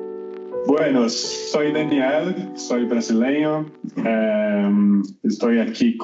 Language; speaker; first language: Spanish; non-native, learner; Portuguese